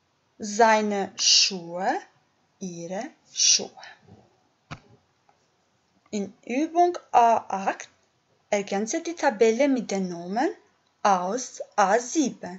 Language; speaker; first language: German; non-native, fluent; Albanian